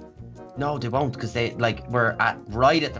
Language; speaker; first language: English; native; English